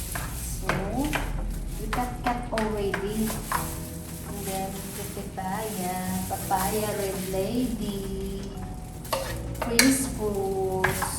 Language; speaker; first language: English; non-native, learner; Filipino